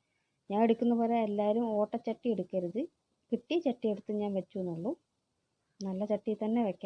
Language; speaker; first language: Malayalam; native; Malayalam